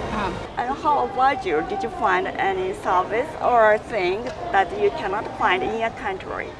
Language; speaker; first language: English; non-native, learner; Japanese